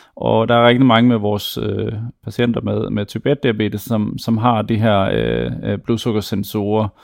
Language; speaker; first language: Danish; native; Danish